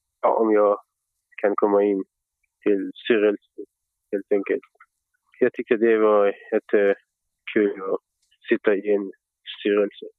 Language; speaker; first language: Swedish; non-native, fluent; Persian